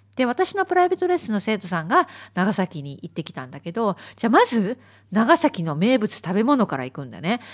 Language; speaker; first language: Japanese; native; Japanese